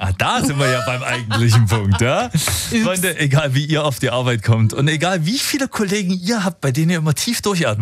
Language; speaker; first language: German; native; German